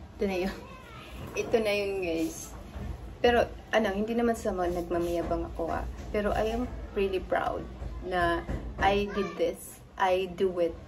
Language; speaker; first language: Filipino; non-native, local second language; Cebuano